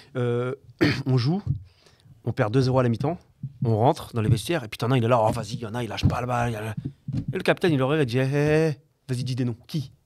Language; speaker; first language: French; native; French